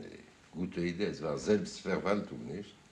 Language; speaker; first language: German; non-native, fluent; French